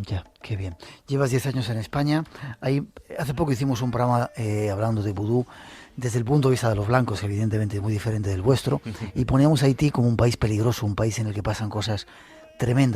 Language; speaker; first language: Spanish; native; Spanish